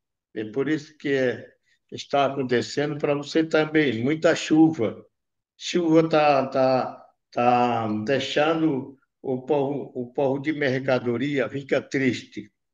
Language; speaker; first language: Portuguese; non-native, local second language; Yanomámi